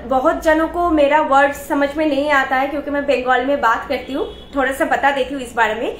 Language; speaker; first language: Hindi; non-native, local second language; Bangla